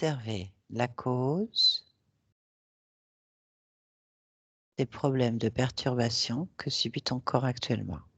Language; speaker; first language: French; native; French